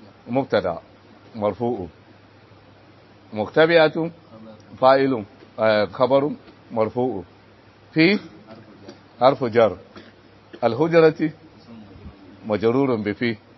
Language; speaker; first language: Arabic; non-native, learner; Hausa